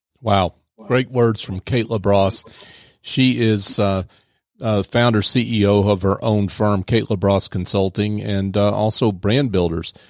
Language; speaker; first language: English; native; English